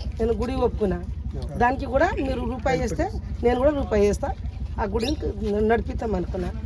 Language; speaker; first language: Telugu; non-native, local second language; Lambadi